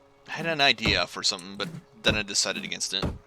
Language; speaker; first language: English; native; English